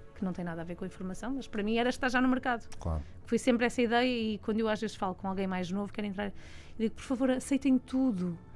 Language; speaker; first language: Portuguese; native; Portuguese